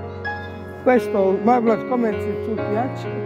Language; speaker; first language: Italian; non-native, learner; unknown